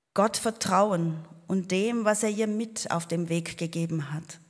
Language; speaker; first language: German; non-native, fluent; Portuguese